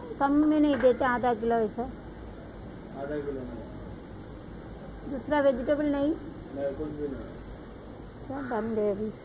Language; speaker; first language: Hindi; non-native, local second language; Tamil